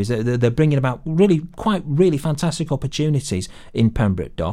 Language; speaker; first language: English; native; English